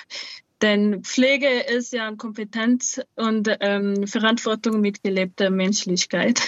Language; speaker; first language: German; non-native, fluent; Malagasy